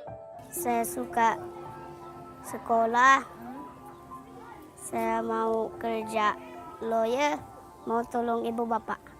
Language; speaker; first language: Indonesian; early bilingual, other home language; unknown